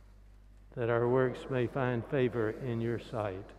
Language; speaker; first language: English; native; English